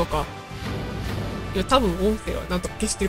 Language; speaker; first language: Japanese; native; Japanese